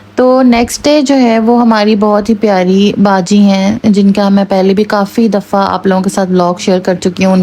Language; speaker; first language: Urdu; native; Urdu